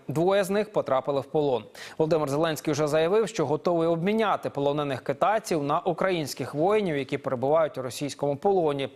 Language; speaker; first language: Ukrainian; native; Ukrainian